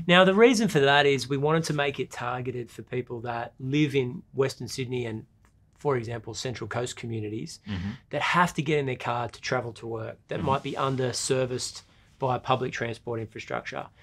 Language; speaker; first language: English; native; English